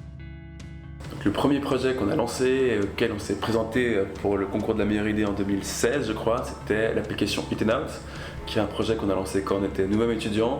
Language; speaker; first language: French; native; French